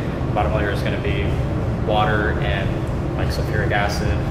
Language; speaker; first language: English; native; English